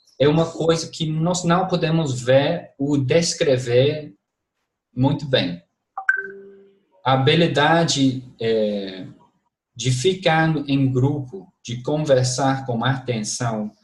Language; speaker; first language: Portuguese; non-native, fluent; English